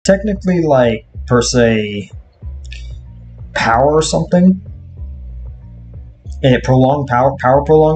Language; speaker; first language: English; native; English